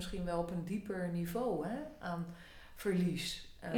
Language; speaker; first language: Dutch; native; Dutch